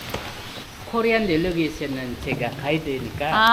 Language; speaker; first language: Korean; non-native, learner; Indonesian